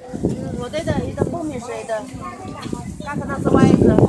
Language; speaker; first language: Russian; non-native, learner; Chinese